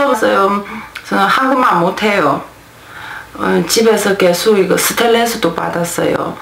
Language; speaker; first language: Korean; non-native, learner; Chinese